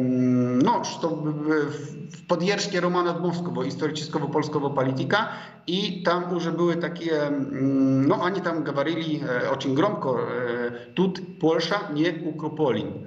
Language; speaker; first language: Russian; non-native, fluent; Polish